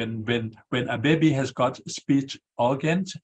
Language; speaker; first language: English; non-native, fluent; Thai